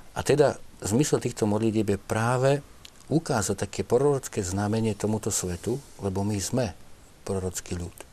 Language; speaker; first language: Slovak; native; Slovak